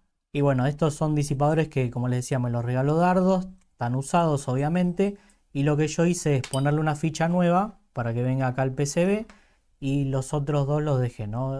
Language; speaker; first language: Spanish; native; Spanish